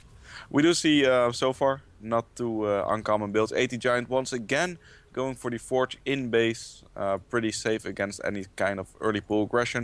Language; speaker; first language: English; non-native, fluent; Dutch